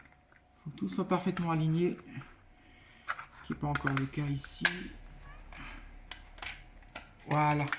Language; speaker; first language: French; native; French